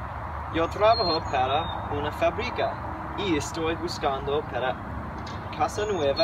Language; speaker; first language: Spanish; non-native, learner; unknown